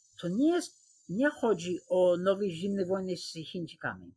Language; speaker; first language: Polish; non-native, fluent; English